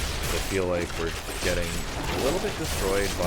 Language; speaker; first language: English; native; English